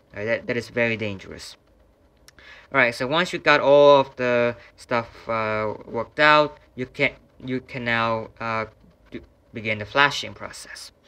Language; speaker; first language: English; non-native, fluent; Vietnamese